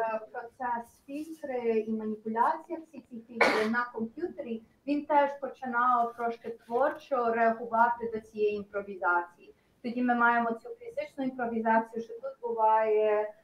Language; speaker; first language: Ukrainian; early bilingual, heritage; Ukrainian